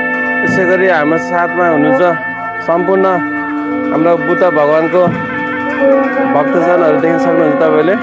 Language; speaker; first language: Nepali; non-native, local second language; Eastern Tamang